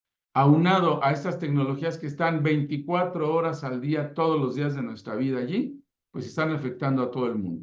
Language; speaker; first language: Spanish; native; Spanish